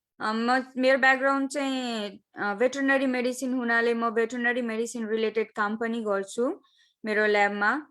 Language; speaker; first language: Nepali; non-native, local second language; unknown